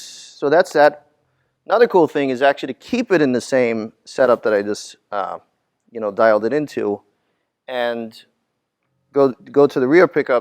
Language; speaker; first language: English; native; English